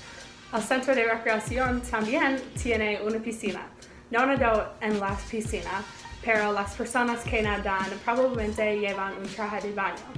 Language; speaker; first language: Spanish; non-native, learner; English